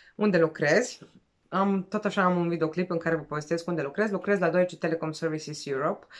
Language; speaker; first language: Romanian; non-native, fluent; Serbian